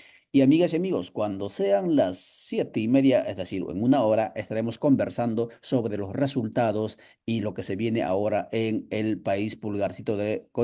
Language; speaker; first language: Spanish; native; Spanish